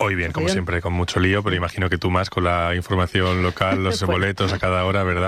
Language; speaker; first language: Spanish; native; Spanish